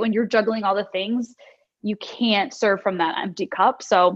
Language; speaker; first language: English; native; English